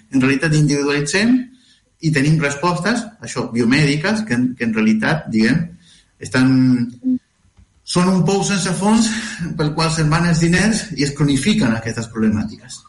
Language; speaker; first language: Catalan; non-native, fluent; Spanish